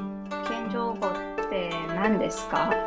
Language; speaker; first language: Japanese; non-native, learner; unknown